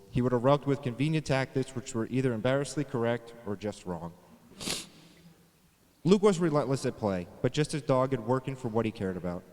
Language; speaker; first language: English; native; English